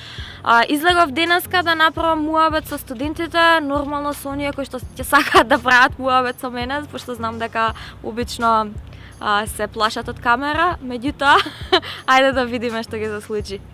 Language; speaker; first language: Macedonian; native; Macedonian